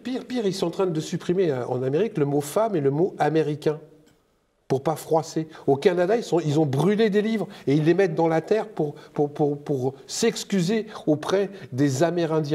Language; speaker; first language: French; native; French